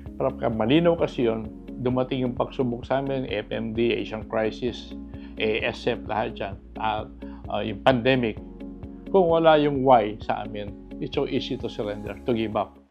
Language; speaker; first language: Filipino; native; Filipino